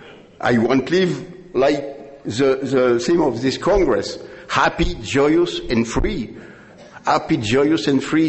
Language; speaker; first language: English; non-native, learner; French